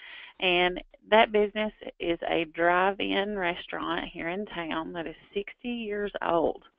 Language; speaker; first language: English; native; English